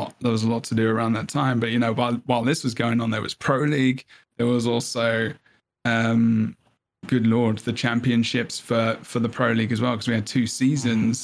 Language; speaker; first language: English; native; English